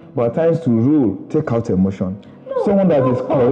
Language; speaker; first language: English; non-native, local second language; Yoruba